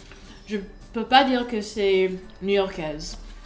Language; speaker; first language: French; non-native, fluent; English